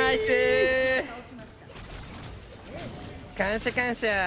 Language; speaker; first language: Japanese; native; Japanese